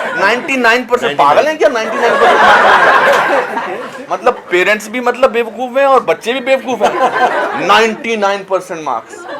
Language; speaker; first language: Hindi; native; Hindi